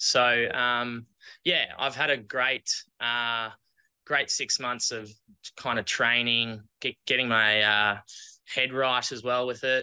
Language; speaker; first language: English; native; English